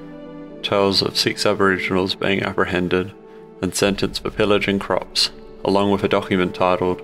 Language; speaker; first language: English; native; English